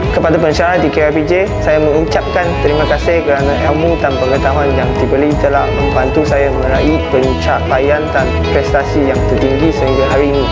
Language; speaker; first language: Malay; non-native, local second language; Chinese